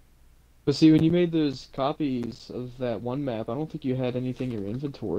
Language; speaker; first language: English; native; English